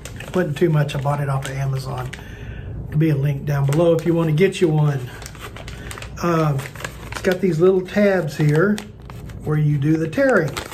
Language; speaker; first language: English; native; English